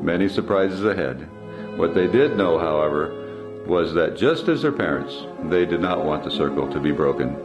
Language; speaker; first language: English; native; English